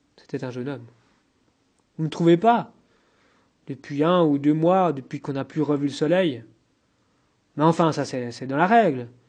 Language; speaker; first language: French; native; French